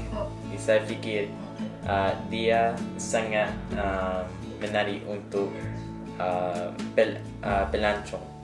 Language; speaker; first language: Indonesian; non-native, learner; English